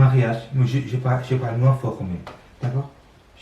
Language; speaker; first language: French; non-native, learner; Sinhala